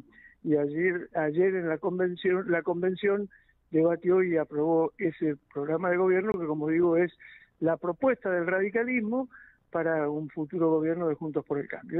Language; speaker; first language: Spanish; native; Spanish